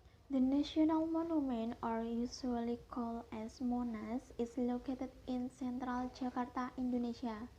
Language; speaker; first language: English; non-native, fluent; Indonesian